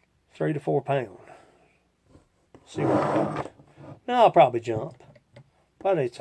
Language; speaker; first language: English; native; English